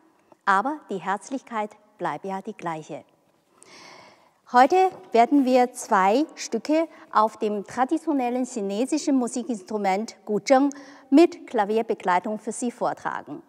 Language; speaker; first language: German; non-native, fluent; Chinese